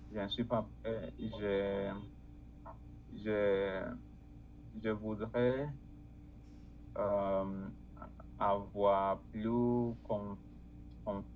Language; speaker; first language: French; non-native, learner; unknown